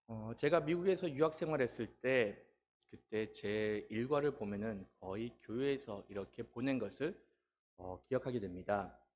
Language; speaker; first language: Korean; native; Korean